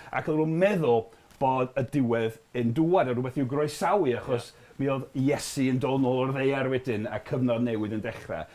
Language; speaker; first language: Welsh; non-native, fluent; English